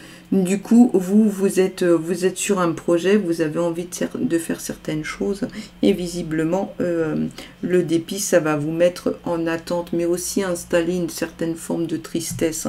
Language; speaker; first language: French; native; French